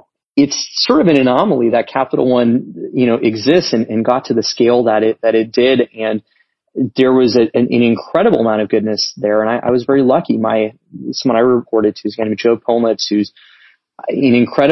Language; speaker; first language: English; native; English